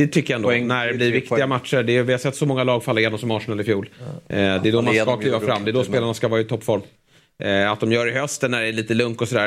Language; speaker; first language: Swedish; native; Swedish